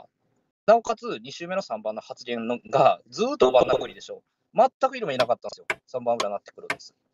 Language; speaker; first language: Japanese; native; Japanese